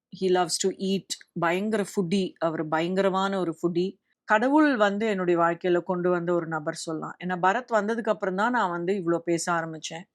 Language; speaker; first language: Tamil; native; Tamil